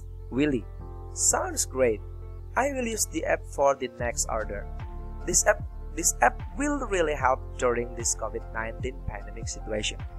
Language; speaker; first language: English; non-native, fluent; Indonesian